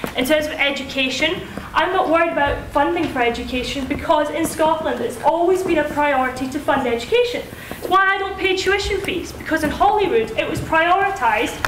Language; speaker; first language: English; native; English